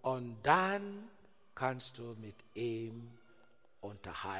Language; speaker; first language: German; non-native, learner; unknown